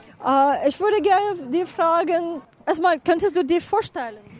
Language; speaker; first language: German; non-native, fluent; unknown